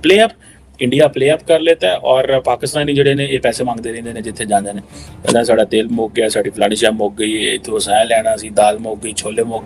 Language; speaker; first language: Hindi; non-native, local second language; Punjabi